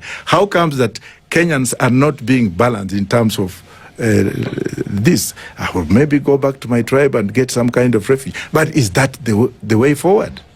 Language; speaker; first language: English; non-native, local second language; Luyia